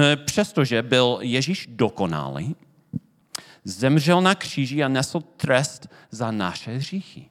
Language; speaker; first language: Czech; non-native, fluent; English